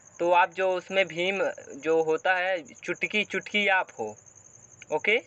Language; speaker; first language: Hindi; native; Hindi